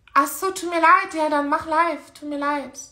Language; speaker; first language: German; native; German